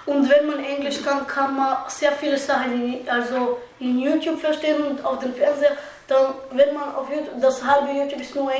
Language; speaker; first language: German; early bilingual, other home language; Bulgarian